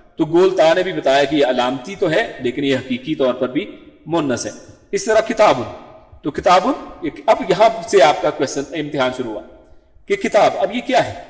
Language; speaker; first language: Urdu; native; Urdu